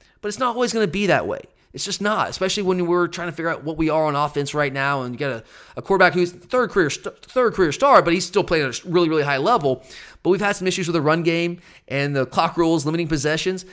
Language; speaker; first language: English; native; English